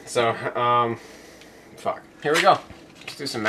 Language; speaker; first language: English; native; English